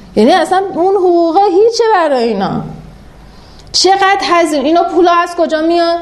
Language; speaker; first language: Persian; native; Persian